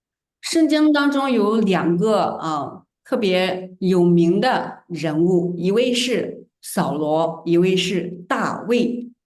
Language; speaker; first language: Chinese; native; Chinese